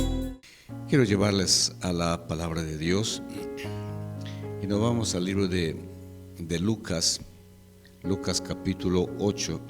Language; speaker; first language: Spanish; native; Spanish